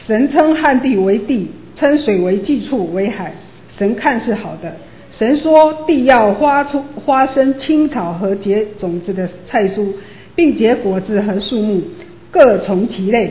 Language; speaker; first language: Chinese; native; Chinese